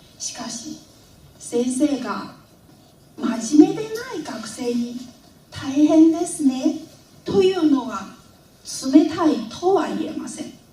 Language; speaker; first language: Japanese; non-native, fluent; Vietnamese